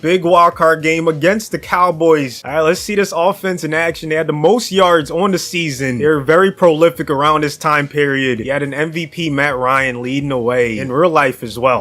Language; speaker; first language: English; native; English